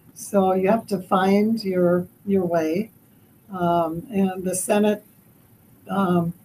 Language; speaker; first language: English; native; English